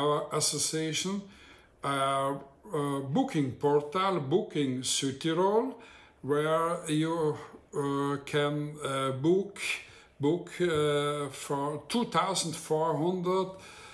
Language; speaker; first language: English; non-native, learner; Italian